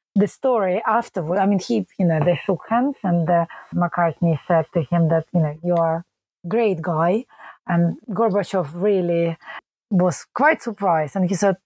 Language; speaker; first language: English; non-native, fluent; Russian